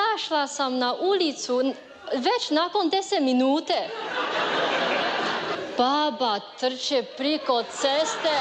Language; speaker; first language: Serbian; non-native, learner; Chinese